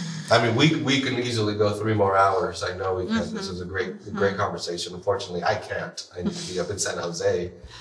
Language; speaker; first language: English; early bilingual, other home language; Spanish